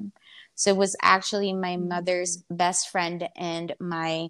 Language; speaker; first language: English; non-native, local second language; Filipino